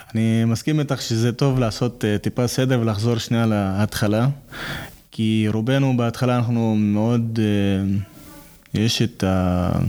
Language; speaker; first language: Hebrew; non-native, local second language; Arabic